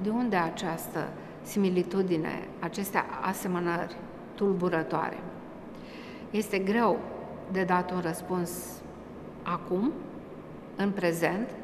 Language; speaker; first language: Romanian; native; Romanian